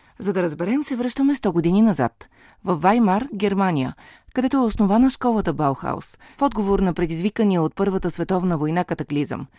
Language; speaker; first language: Bulgarian; native; Bulgarian